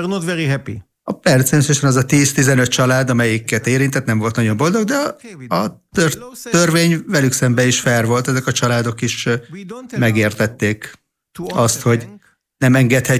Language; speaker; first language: Hungarian; non-native, fluent; Hebrew